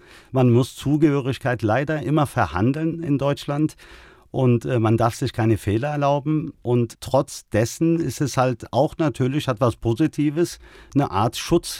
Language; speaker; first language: German; early bilingual, other home language; Turkish